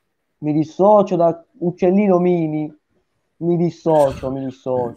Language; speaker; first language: Italian; native; Italian